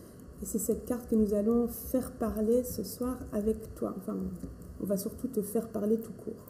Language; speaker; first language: French; native; French